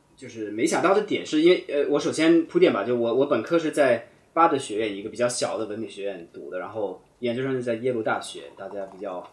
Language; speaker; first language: Chinese; non-native, fluent; English